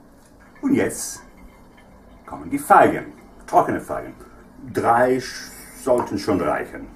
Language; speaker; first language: German; non-native, fluent; Italian